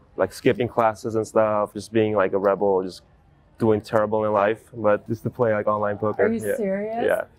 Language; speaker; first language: English; native; English